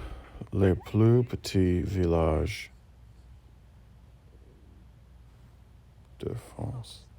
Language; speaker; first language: French; non-native, learner; English